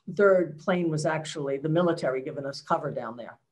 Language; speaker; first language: English; native; English